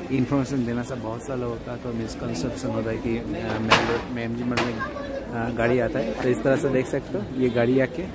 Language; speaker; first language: Hindi; non-native, local second language; Bangla